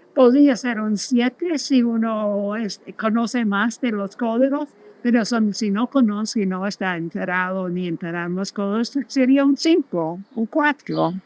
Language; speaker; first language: Spanish; non-native, fluent; English